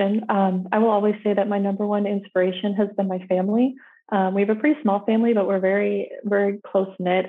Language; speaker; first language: English; native; English